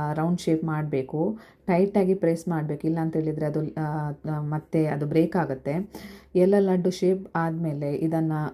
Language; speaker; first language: Kannada; non-native, local second language; Konkani